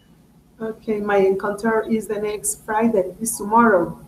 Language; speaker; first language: English; non-native, learner; Spanish